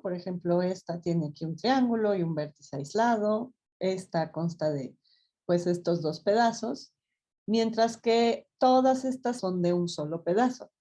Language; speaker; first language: Spanish; native; Spanish